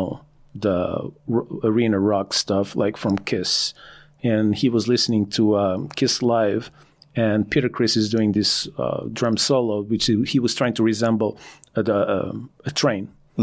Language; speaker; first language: English; non-native, fluent; Portuguese